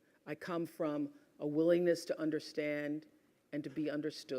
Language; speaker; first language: English; native; English